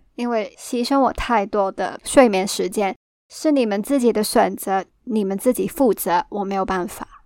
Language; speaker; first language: Chinese; non-native, local second language; Cantonese